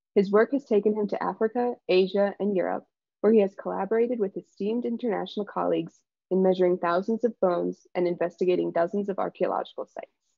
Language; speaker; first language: English; native; English